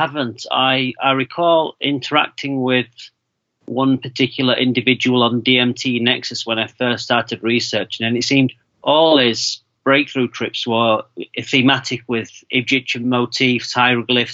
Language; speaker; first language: English; native; English